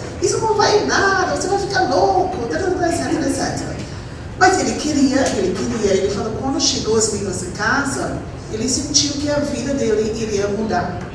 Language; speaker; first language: Portuguese; non-native, fluent; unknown